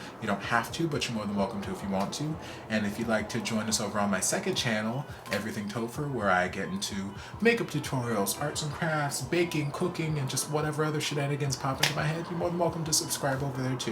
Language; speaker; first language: English; native; English